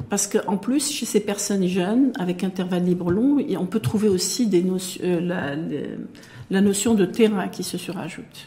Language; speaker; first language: French; non-native, local second language; Arabic